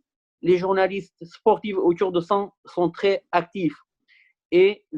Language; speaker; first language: French; non-native, fluent; Kurdish